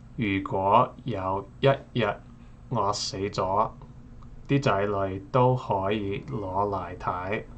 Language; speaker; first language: Cantonese; non-native, learner; English